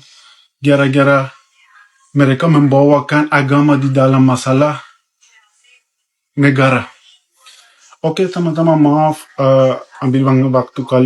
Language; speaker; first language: Indonesian; non-native, fluent; Persian